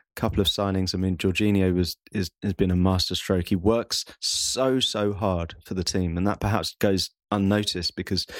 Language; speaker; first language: English; native; English